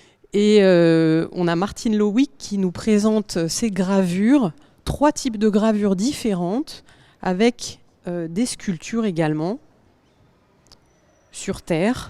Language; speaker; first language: French; native; French